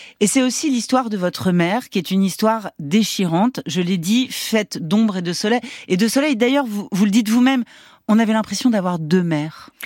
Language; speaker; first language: French; native; French